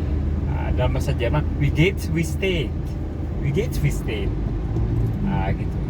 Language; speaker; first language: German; non-native, learner; Indonesian